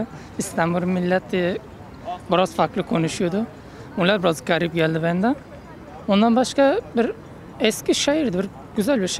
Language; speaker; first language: Turkish; non-native, learner; Uzbek